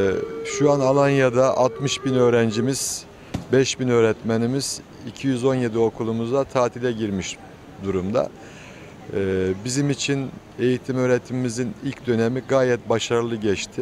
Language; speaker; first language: Turkish; native; Turkish